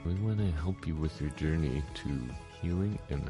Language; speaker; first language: English; native; English